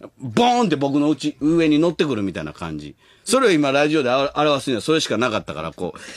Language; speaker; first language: Japanese; native; Japanese